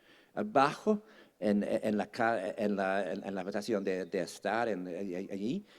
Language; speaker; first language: Spanish; non-native, fluent; English